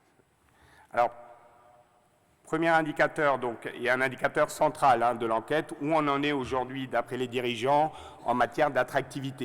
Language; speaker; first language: French; native; French